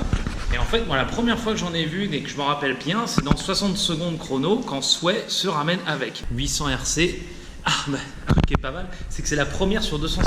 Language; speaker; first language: French; native; French